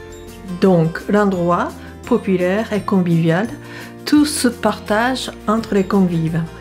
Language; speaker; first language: French; non-native, fluent; Japanese